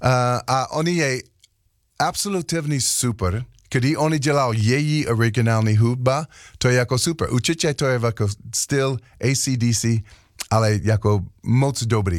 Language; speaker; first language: Czech; non-native, learner; English